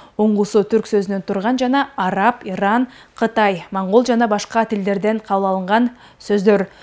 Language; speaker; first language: Kyrgyz; native; Kyrgyz